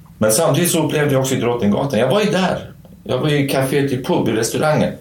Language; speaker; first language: Swedish; non-native, fluent; Kurdish